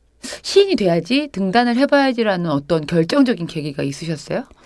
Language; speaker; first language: Korean; native; Korean